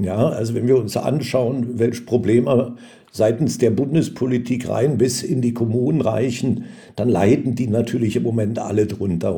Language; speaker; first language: German; native; German